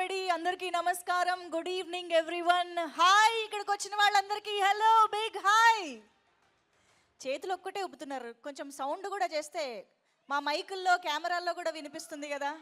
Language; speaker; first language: Telugu; native; Telugu